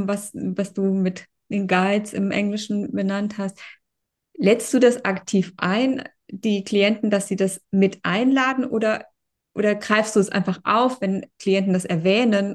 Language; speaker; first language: German; native; German